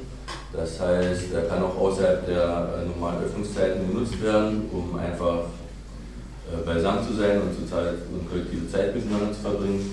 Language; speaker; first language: German; native; German